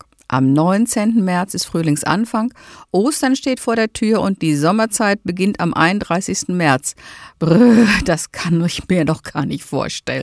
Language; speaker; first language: German; native; German